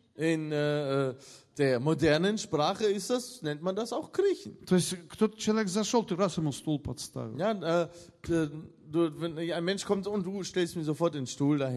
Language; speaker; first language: German; non-native, fluent; Russian